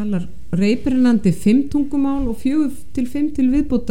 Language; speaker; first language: Icelandic; native; Icelandic